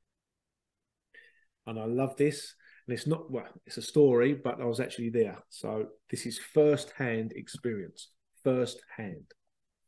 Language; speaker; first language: English; native; English